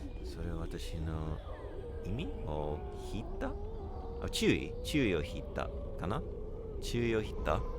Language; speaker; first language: Japanese; non-native, learner; English